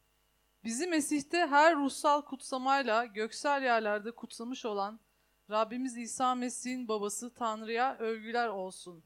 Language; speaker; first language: Turkish; native; Turkish